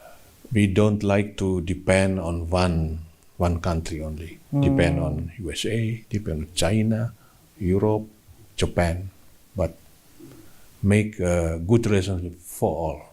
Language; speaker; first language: English; non-native, learner; Indonesian